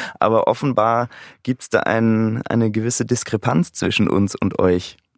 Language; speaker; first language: German; native; German